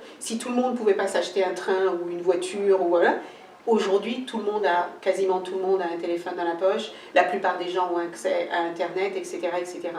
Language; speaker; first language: French; early bilingual, other home language; Kabuverdianu